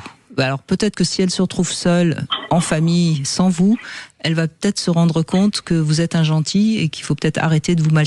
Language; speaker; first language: French; native; French